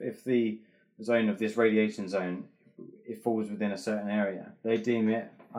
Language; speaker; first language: English; native; English